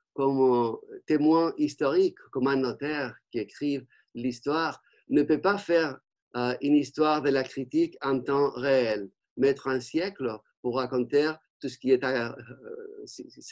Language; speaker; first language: French; non-native, fluent; Spanish